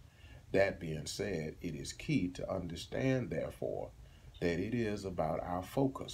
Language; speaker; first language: English; native; English